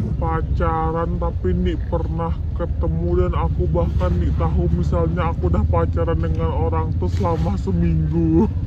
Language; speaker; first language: Indonesian; native; Indonesian